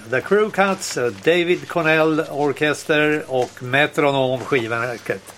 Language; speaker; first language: Swedish; native; Swedish